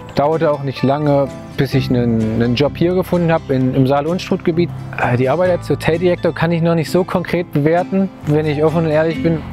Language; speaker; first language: German; native; German